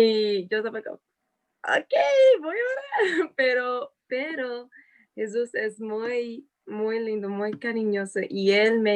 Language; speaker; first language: Spanish; non-native, fluent; English